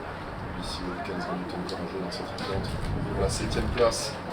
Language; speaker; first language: French; native; French